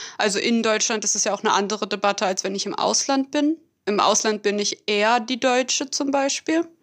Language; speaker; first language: German; native; German